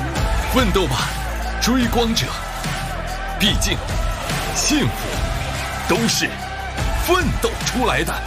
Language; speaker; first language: Chinese; native; Chinese